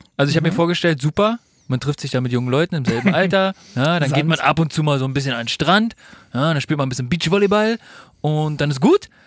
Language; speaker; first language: German; native; German